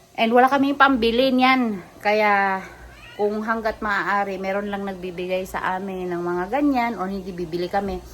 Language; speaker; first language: Filipino; non-native, local second language; Cebuano